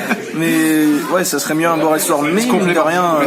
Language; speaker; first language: French; native; French